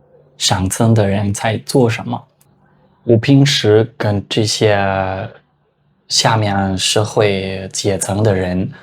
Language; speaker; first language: Chinese; non-native, fluent; Spanish